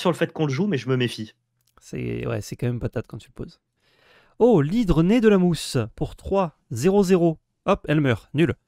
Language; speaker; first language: French; native; French